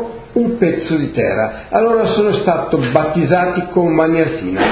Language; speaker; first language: Italian; early bilingual, heritage; Portuguese